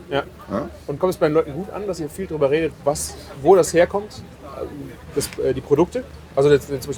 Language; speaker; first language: German; native; German